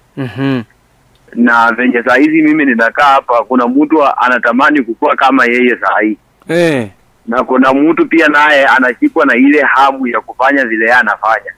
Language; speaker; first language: Swahili; non-native, local second language; Luyia